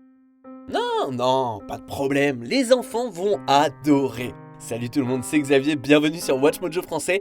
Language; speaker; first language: French; native; French